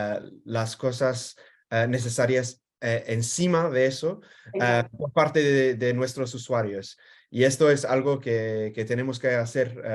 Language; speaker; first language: Spanish; non-native, fluent; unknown